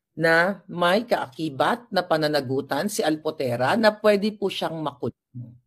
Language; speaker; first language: Filipino; non-native, local second language; Hiligaynon